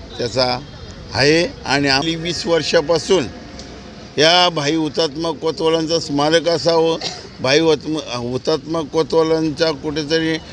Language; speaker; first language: Marathi; native; Marathi